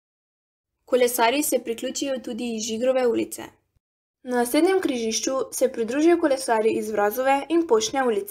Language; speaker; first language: Slovenian; native; Slovenian